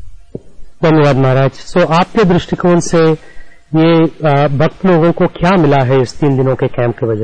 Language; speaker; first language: Hindi; native; Hindi